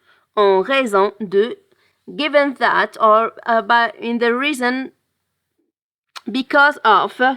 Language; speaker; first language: English; non-native, fluent; French